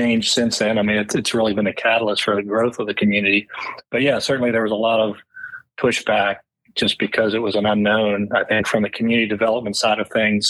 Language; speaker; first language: English; native; English